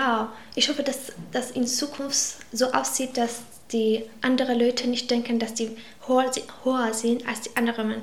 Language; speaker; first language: German; non-native, local second language; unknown